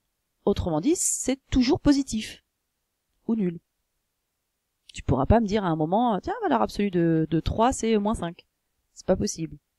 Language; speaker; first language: French; native; French